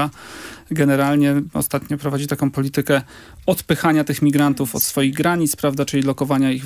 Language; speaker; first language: Polish; native; Polish